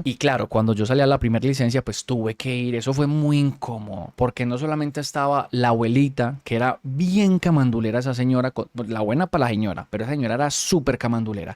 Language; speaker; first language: Spanish; native; Spanish